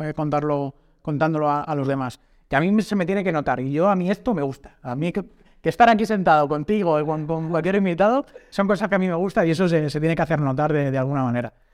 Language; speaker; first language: Spanish; native; Spanish